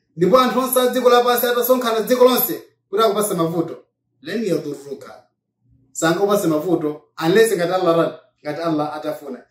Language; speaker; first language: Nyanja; non-native, local second language; Yao